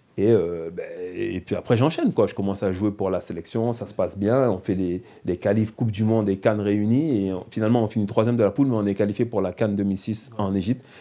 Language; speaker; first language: French; native; French